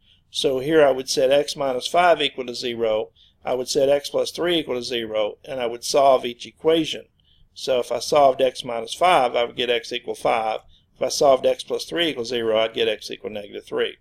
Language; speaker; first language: English; native; English